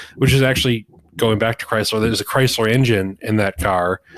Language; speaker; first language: English; native; English